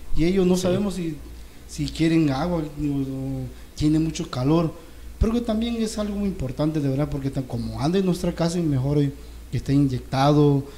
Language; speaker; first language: Spanish; non-native, local second language; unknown